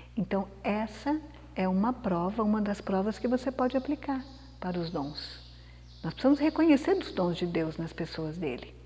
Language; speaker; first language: Portuguese; native; Portuguese